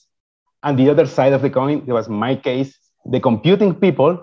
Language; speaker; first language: English; non-native, fluent; Spanish